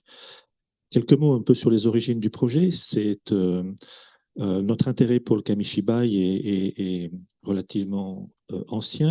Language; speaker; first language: French; native; French